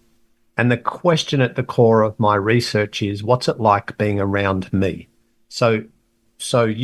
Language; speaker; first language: English; native; English